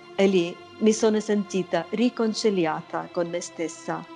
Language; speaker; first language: Italian; non-native, fluent; Arabic